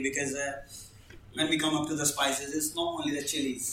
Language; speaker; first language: English; non-native, local second language; Punjabi